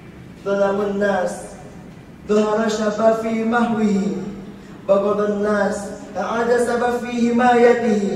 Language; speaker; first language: Arabic; non-native, learner; Indonesian